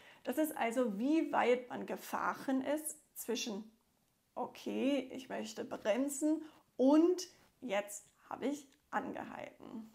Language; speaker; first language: German; non-native, fluent; English